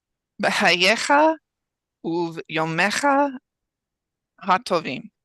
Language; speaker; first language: Hebrew; non-native, learner; English